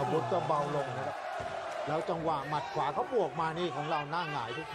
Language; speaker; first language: Thai; native; Thai